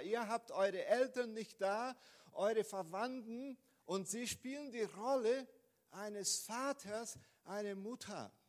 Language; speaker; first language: German; non-native, fluent; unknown